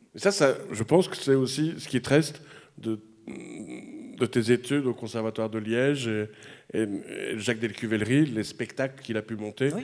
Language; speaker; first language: French; native; French